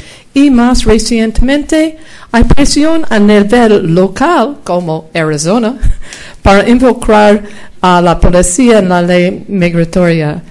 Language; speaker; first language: Spanish; non-native, fluent; English